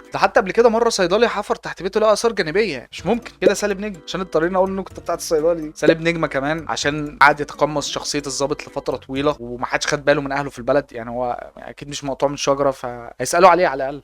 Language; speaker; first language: Arabic; native; Arabic